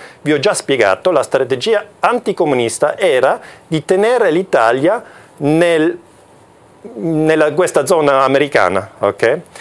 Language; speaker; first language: Italian; non-native, local second language; German